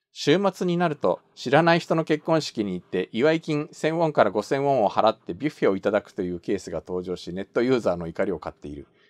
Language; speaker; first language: Japanese; native; Japanese